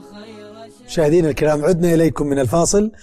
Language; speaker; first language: Arabic; native; Arabic